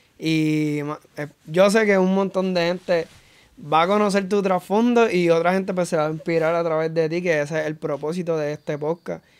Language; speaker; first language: Spanish; native; Spanish